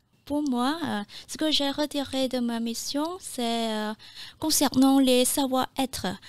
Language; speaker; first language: French; non-native, fluent; Khmer